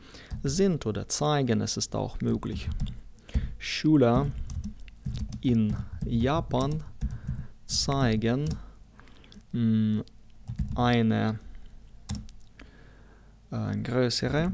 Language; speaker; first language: German; non-native, fluent; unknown